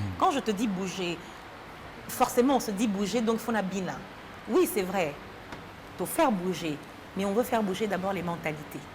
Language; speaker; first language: French; native; French